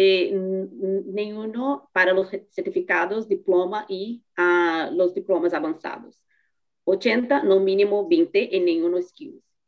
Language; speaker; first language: Spanish; non-native, fluent; Portuguese